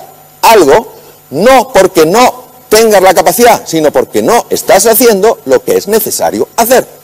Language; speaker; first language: Spanish; native; Spanish